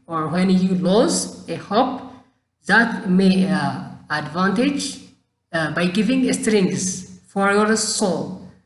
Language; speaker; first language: English; non-native, local second language; Amharic